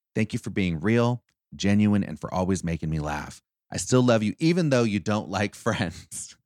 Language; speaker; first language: English; early bilingual, other home language; Spanish